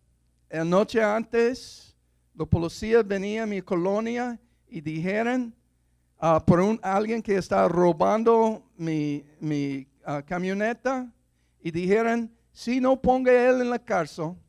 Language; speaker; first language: Spanish; non-native, fluent; English